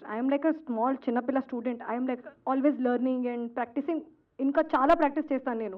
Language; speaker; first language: Telugu; non-native, learner; Hindi